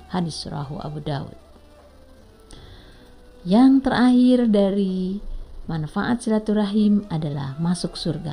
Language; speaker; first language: Indonesian; native; Indonesian